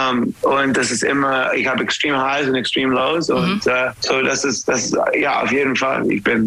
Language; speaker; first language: German; non-native, learner; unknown